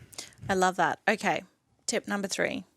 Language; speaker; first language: English; native; English